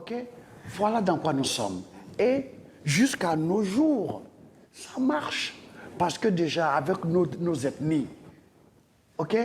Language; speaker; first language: French; non-native, local second language; Dyula